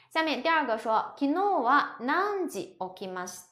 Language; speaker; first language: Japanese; non-native, fluent; Chinese